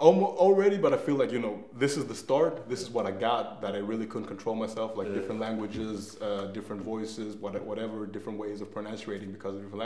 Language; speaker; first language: English; non-native, fluent; Danish